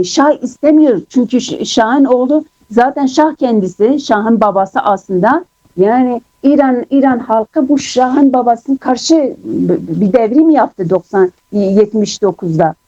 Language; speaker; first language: Turkish; non-native, fluent; Kurdish